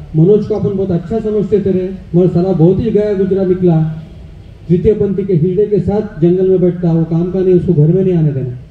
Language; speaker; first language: Hindi; non-native, local second language; Marathi